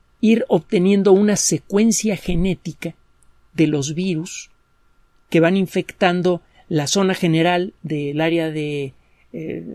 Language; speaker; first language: Spanish; native; Spanish